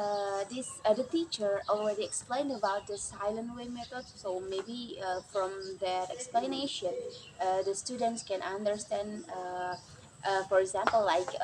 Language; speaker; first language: English; non-native, learner; Indonesian